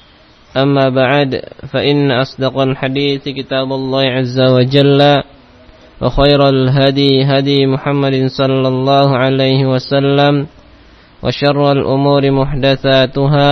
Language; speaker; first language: Arabic; non-native, fluent; Indonesian